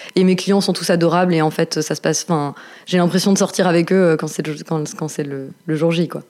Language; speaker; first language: French; native; French